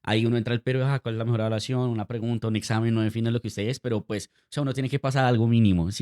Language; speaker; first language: Spanish; native; Spanish